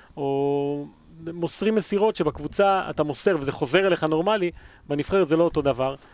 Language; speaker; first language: Hebrew; early bilingual, other home language; Spanish